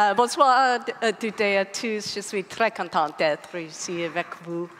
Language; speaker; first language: French; non-native, learner; English